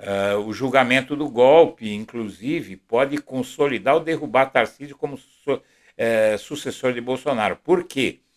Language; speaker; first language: Portuguese; native; Portuguese